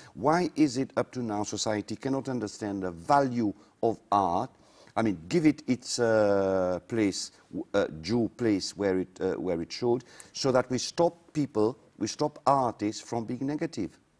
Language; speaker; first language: English; non-native, local second language; Seselwa Creole French